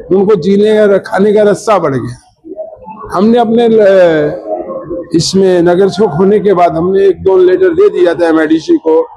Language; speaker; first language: Hindi; non-native, local second language; Marathi